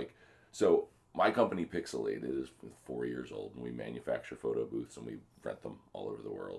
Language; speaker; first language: English; native; English